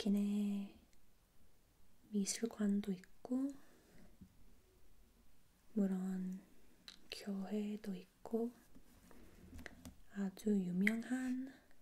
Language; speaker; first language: Korean; non-native, fluent; English